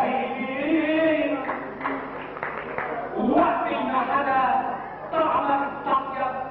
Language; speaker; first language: Arabic; native; Arabic